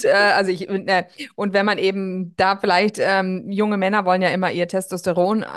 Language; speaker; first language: German; native; German